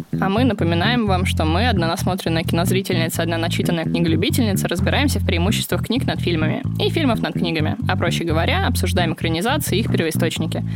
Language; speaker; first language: Russian; native; Russian